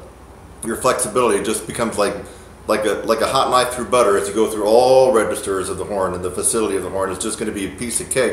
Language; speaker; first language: English; native; English